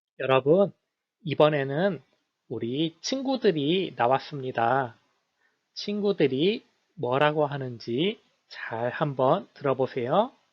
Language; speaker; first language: Korean; native; Korean